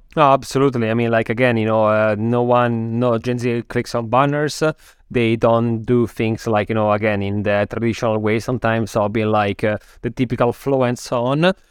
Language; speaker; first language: English; non-native, fluent; Italian